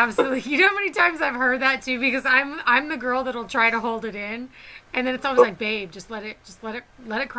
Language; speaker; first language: English; native; English